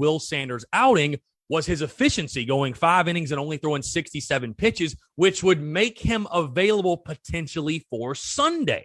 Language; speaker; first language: English; native; English